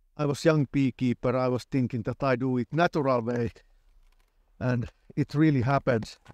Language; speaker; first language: English; non-native, fluent; Finnish